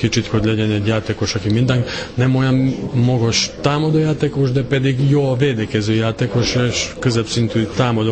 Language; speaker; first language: Hungarian; non-native, fluent; Serbian